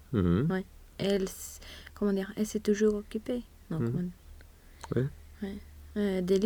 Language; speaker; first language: French; non-native, fluent; Swedish